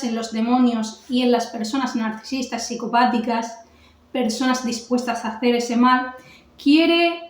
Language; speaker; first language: Spanish; native; Spanish